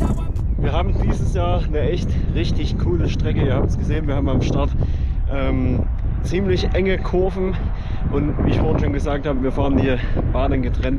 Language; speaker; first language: German; native; German